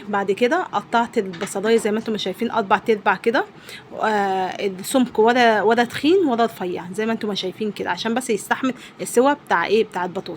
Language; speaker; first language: Arabic; native; Arabic